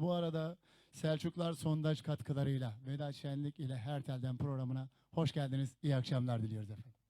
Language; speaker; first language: Turkish; native; Turkish